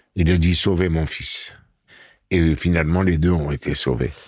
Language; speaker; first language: French; native; French